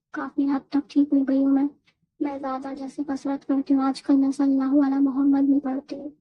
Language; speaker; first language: Urdu; native; Urdu